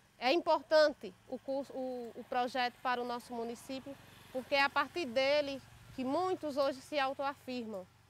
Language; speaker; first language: Portuguese; native; Portuguese